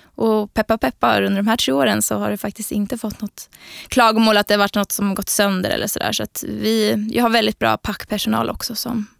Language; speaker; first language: Swedish; native; Swedish